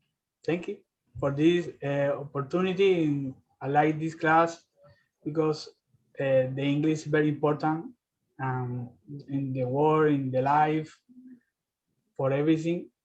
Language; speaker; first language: English; non-native, learner; Spanish